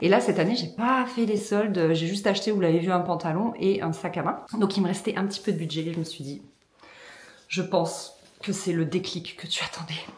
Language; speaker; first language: French; native; French